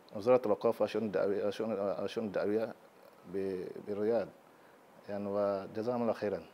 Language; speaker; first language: Arabic; non-native, fluent; Yoruba